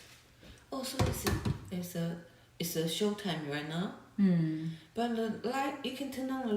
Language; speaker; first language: English; non-native, learner; Chinese